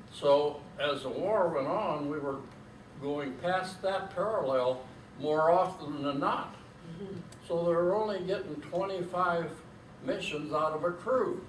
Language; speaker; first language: English; native; English